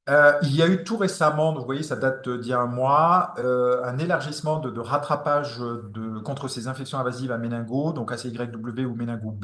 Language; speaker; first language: French; native; French